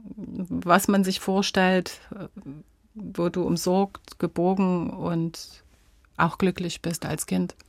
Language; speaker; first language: German; native; German